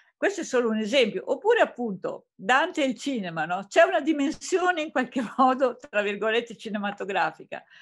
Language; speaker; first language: Italian; native; Italian